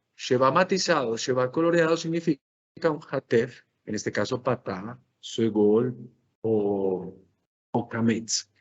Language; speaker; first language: Spanish; native; Spanish